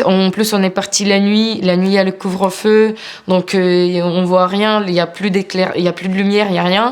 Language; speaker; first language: French; non-native, fluent; Ukrainian